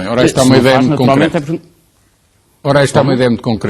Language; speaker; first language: Portuguese; native; Portuguese